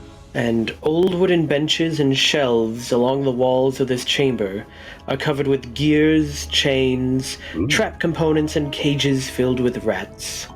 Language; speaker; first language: English; native; English